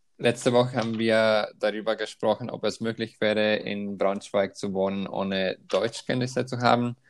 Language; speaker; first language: German; non-native, fluent; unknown